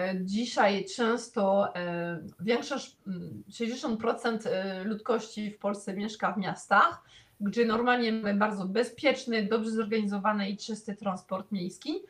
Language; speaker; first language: Polish; non-native, fluent; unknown